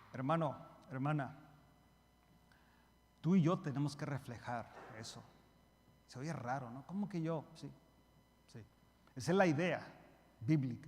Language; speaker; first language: Spanish; early bilingual, heritage; Spanish